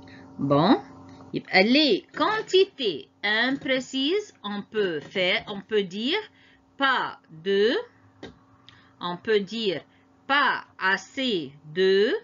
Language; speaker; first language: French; non-native, fluent; Arabic